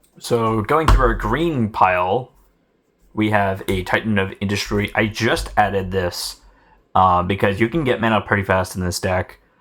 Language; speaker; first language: English; native; English